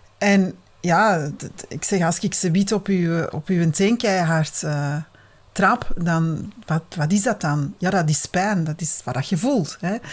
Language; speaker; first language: Dutch; native; Dutch